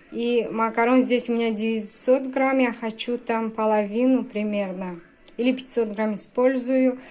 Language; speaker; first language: Russian; non-native, local second language; Tajik